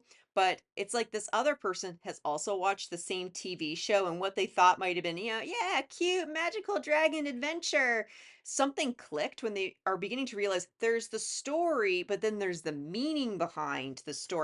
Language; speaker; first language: English; native; English